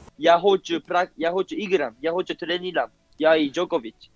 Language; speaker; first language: Croatian; non-native, learner; Japanese